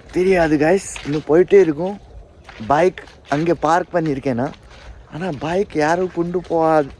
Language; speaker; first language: Tamil; non-native, learner; Nepali